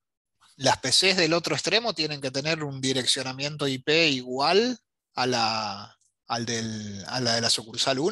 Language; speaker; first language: Spanish; native; Spanish